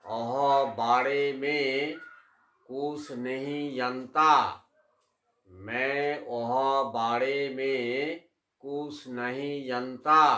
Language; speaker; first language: Hindi; non-native, local second language; Bangla